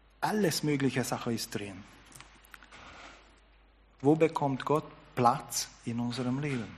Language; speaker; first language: German; non-native, fluent; Hungarian